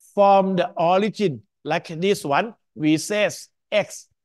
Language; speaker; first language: English; non-native, fluent; Thai